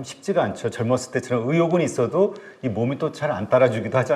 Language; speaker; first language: Korean; native; Korean